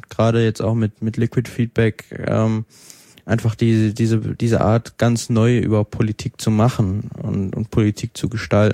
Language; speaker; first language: German; native; German